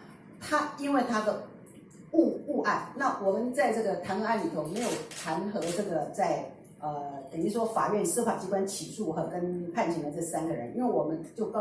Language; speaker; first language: Chinese; native; Chinese